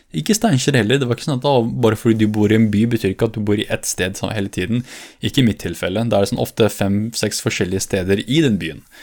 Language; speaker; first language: Norwegian; early bilingual, other home language; Kurdish